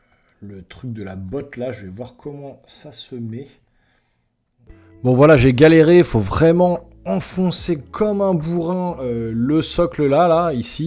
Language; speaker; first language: French; native; French